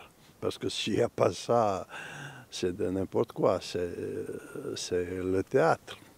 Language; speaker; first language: French; non-native, fluent; Serbian